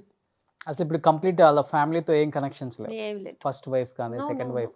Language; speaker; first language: Telugu; native; Telugu